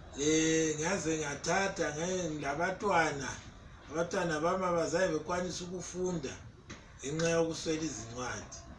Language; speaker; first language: Zulu; early bilingual, heritage; North Ndebele